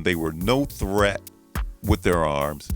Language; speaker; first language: English; native; English